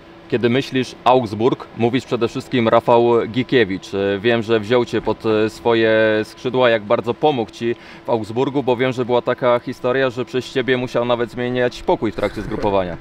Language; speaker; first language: Polish; native; Polish